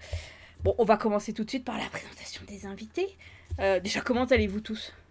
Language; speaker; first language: French; native; French